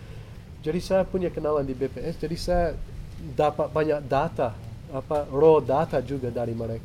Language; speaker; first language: Indonesian; non-native, fluent; English